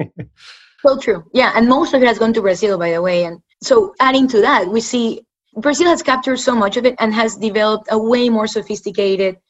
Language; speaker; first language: English; non-native, fluent; Spanish